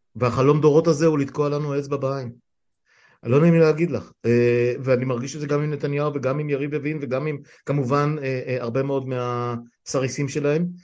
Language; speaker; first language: Hebrew; native; Hebrew